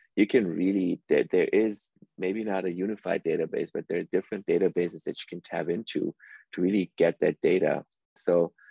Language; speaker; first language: English; early bilingual, other home language; Persian